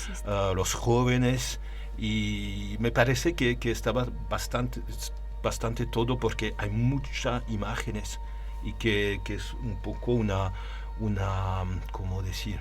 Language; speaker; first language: Spanish; non-native, learner; French